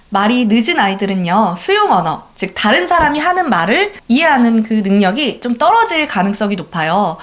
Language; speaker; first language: Korean; native; Korean